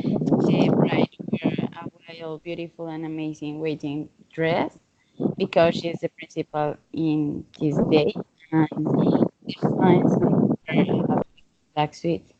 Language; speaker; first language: English; non-native, learner; Spanish